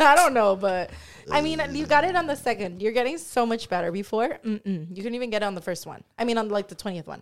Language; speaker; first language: English; early bilingual, other home language; Spanish